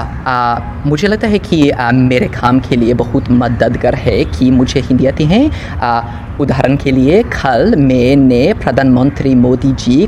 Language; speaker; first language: Hindi; non-native, learner; English